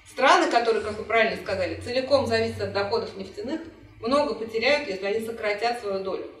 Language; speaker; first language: Russian; native; Russian